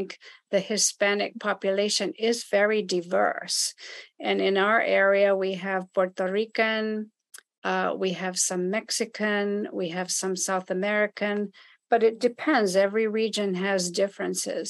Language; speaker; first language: English; non-native, fluent; Spanish